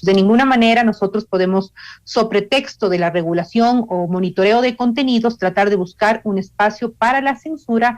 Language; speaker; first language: Spanish; native; Spanish